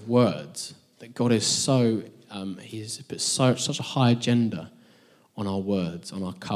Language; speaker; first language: English; native; English